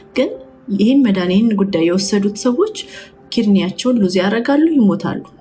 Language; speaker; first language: Amharic; non-native, local second language; Oromo